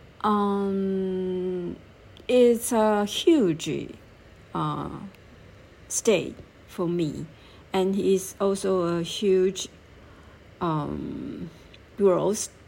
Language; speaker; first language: English; non-native, learner; Chinese